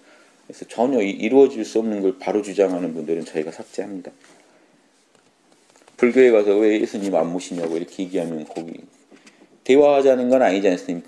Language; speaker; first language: Korean; native; Korean